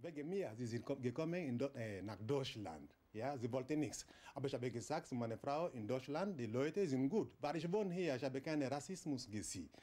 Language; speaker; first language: German; non-native, learner; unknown